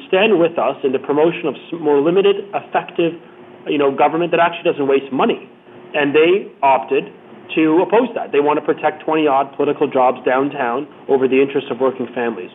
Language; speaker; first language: English; native; English